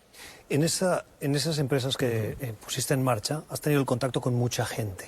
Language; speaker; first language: Spanish; native; Spanish